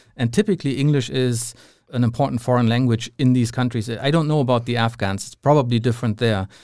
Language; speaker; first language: English; non-native, fluent; German